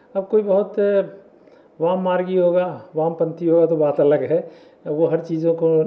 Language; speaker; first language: Hindi; native; Hindi